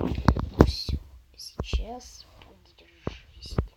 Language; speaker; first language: Russian; native; Russian